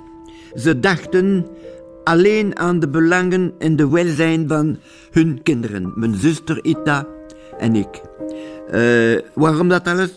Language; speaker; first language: Dutch; non-native, local second language; French